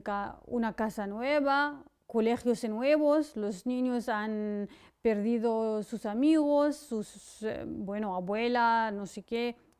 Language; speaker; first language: Spanish; non-native, fluent; Arabic